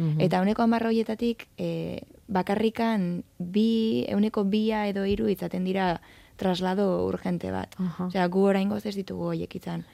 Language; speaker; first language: Basque; native; Basque